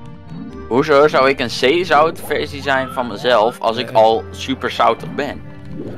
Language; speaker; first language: Dutch; native; Dutch